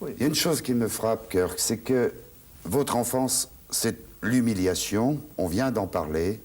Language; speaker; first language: French; native; French